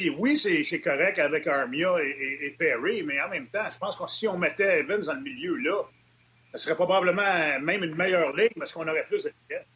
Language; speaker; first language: French; native; French